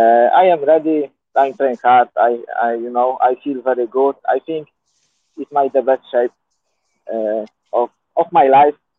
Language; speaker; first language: English; non-native, learner; Polish